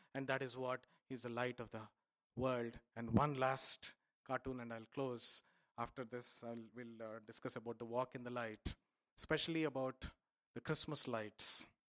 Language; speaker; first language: English; non-native, local second language; Telugu